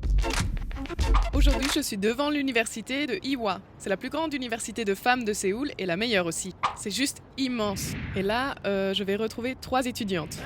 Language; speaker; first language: French; native; French